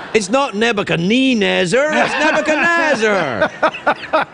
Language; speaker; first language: English; native; English